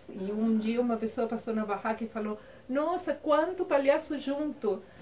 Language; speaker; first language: Portuguese; non-native, fluent; Spanish